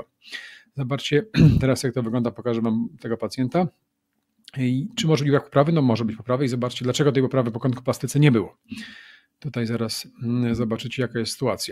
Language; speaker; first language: Polish; native; Polish